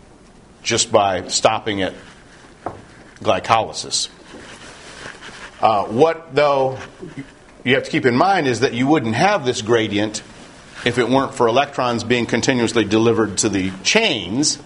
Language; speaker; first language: English; native; English